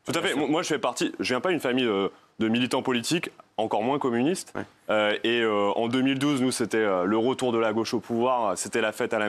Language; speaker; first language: French; native; French